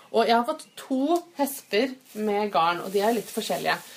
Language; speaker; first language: Norwegian; native; Norwegian